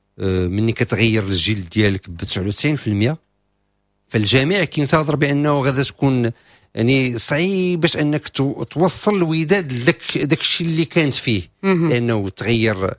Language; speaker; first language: Arabic; native; Arabic